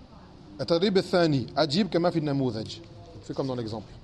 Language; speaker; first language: Arabic; non-native, fluent; French